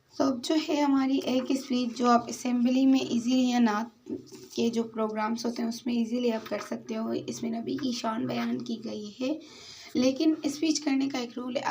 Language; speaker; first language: Urdu; non-native, local second language; Sindhi